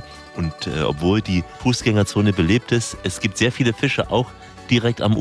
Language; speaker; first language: German; native; German